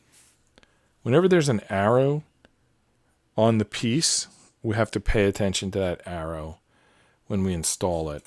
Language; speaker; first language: English; native; English